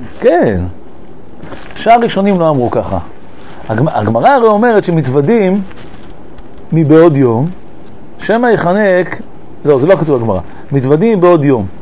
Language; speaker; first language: Hebrew; early bilingual, other home language; French